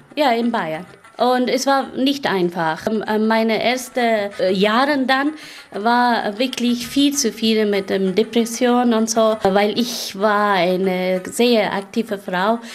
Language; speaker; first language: German; non-native, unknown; Persian